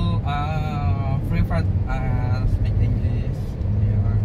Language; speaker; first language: English; non-native, learner; Indonesian